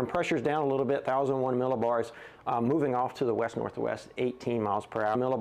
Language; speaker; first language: English; native; English